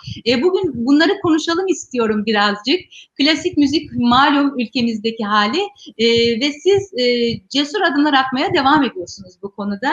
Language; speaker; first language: Turkish; native; Turkish